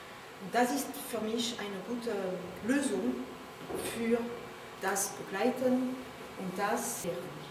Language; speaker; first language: German; non-native, learner; French